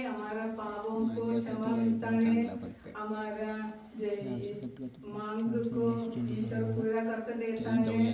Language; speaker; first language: Hindi; non-native, local second language; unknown